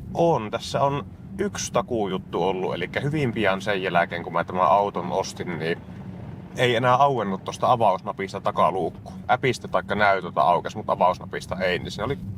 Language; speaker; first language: Finnish; native; Finnish